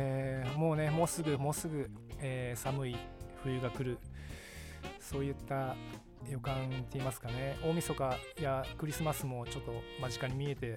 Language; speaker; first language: Japanese; native; Japanese